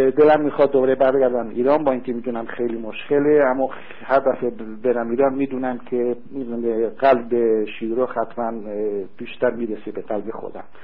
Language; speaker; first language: Persian; early bilingual, heritage; Persian